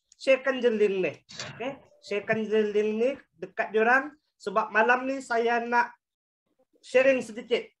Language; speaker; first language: Malay; native; Malay